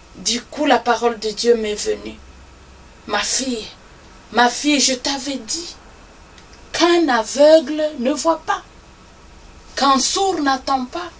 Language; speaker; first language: French; non-native, local second language; Swahili